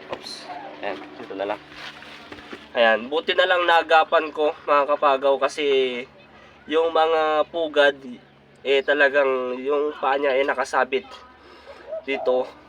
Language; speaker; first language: Filipino; native; Filipino